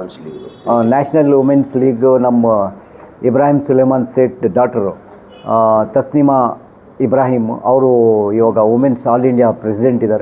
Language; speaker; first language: Kannada; non-native, local second language; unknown